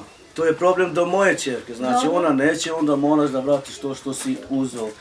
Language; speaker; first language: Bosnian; non-native, local second language; Romany